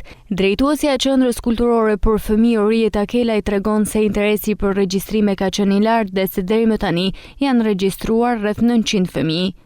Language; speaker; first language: Albanian; native; Albanian